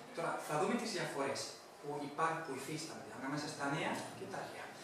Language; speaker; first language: Greek; non-native, fluent; Spanish